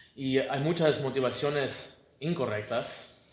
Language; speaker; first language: Spanish; native; Spanish